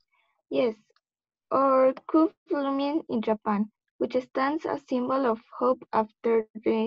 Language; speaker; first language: English; non-native, learner; Spanish